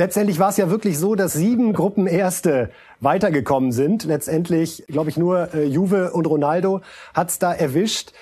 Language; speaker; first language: German; native; German